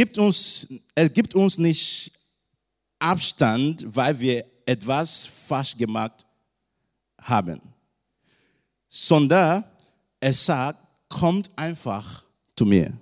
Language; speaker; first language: German; non-native, learner; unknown